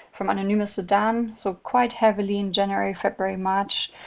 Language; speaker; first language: English; non-native, fluent; German